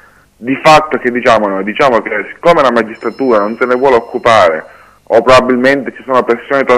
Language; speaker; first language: Italian; native; Italian